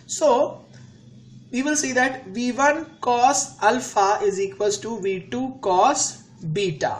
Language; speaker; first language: English; non-native, local second language; Hindi